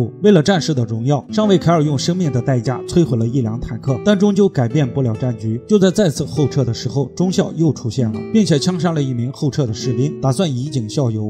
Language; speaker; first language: Chinese; native; Chinese